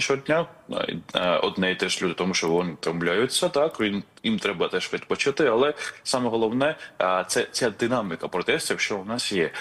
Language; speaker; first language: Ukrainian; non-native, fluent; Georgian